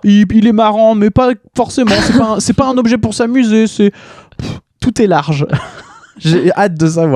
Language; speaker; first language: French; native; French